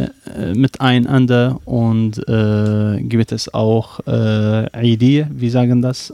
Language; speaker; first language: German; non-native, learner; Arabic